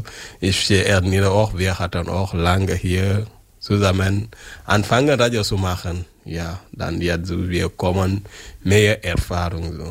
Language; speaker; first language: German; non-native, learner; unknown